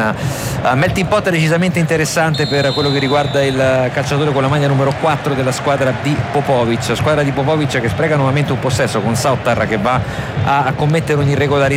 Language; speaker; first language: Italian; native; Italian